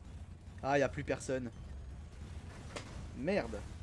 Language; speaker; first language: French; native; French